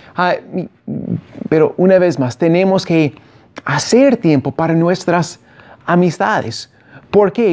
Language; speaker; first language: Spanish; non-native, fluent; English